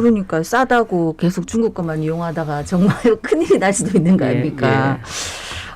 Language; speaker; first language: Korean; native; Korean